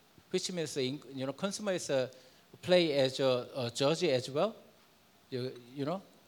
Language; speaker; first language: English; non-native, fluent; Korean